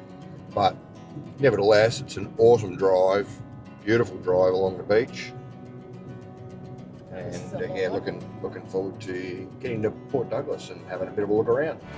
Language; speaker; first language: English; native; English